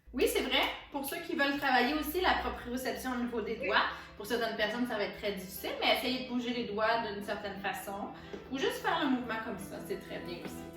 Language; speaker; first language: French; native; French